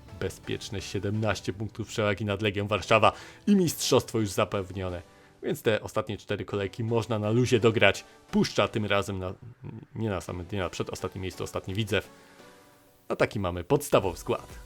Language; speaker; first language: Polish; native; Polish